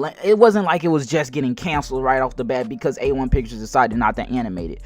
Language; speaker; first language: English; native; English